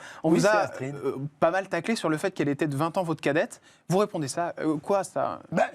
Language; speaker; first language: French; native; French